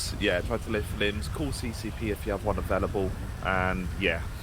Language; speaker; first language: English; native; English